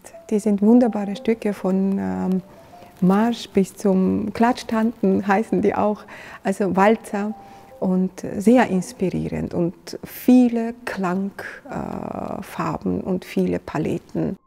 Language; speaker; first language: German; non-native, fluent; Georgian